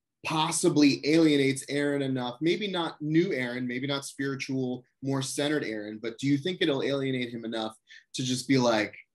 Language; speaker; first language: English; native; English